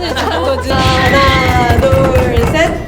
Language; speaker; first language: Korean; non-native, fluent; Russian